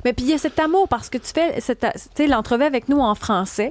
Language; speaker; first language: French; native; French